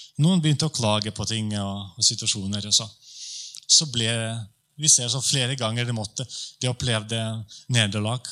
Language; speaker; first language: Norwegian; non-native, fluent; Polish